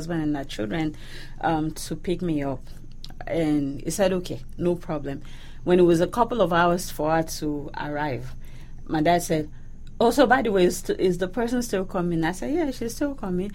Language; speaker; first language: English; non-native, local second language; Yoruba